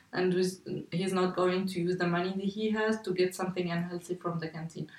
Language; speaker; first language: English; non-native, fluent; Arabic